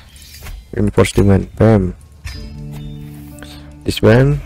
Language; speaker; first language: English; non-native, learner; Indonesian